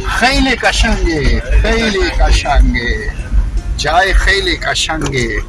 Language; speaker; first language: Urdu; native; Urdu